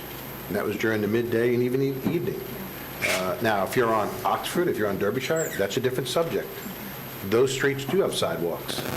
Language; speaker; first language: English; native; English